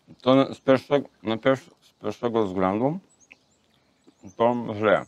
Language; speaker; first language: Polish; non-native, learner; Russian